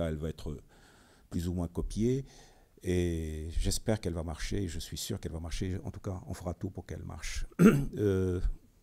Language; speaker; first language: French; non-native, local second language; Arabic